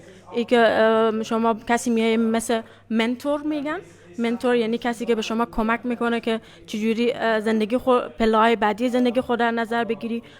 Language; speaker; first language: Persian; early bilingual, heritage; Persian